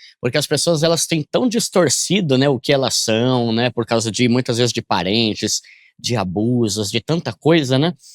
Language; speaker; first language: Portuguese; native; Portuguese